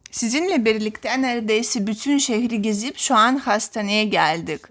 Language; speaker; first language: Turkish; non-native, fluent; Russian